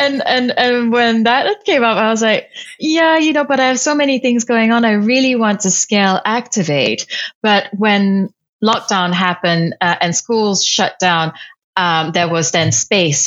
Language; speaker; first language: English; non-native, local second language; Cantonese